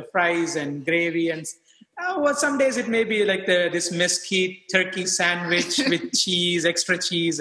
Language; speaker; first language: English; non-native, local second language; Telugu